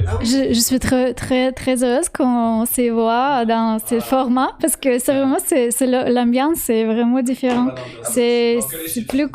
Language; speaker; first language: French; non-native, learner; Russian